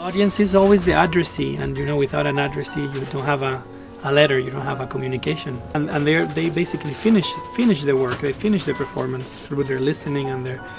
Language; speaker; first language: English; non-native, fluent; Spanish